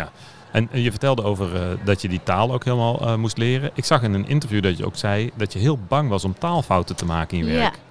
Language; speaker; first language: Dutch; native; Dutch